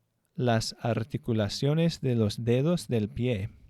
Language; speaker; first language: Spanish; non-native, fluent; English